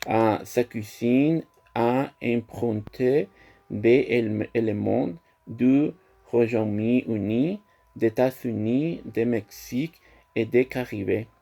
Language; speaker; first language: French; non-native, learner; Spanish